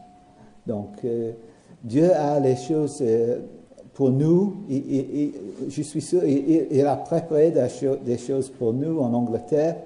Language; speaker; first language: French; non-native, learner; English